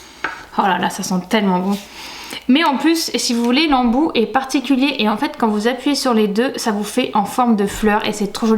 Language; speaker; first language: French; native; French